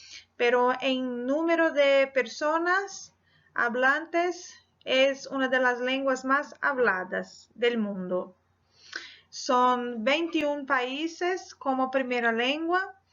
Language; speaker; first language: Spanish; non-native, fluent; Portuguese